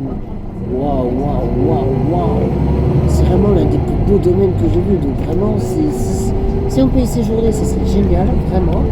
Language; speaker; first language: French; native; French